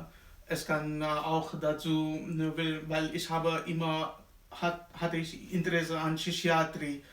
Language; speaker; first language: German; non-native, learner; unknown